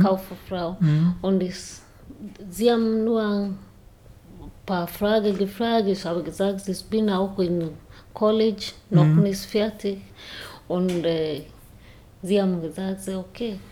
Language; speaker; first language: German; non-native, learner; Swahili